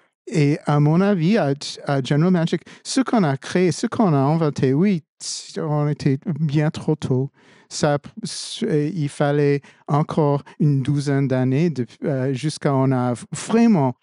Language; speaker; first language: French; non-native, fluent; English